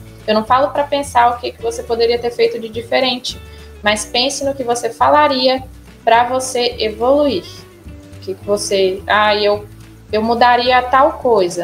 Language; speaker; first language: Portuguese; native; Portuguese